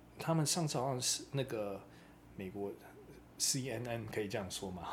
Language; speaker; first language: Chinese; early bilingual, heritage; Chinese